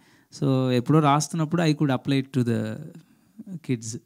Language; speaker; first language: Telugu; native; Telugu